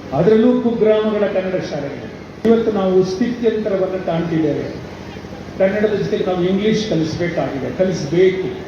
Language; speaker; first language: Kannada; native; Kannada